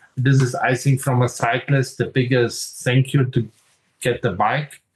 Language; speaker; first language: English; non-native, fluent; German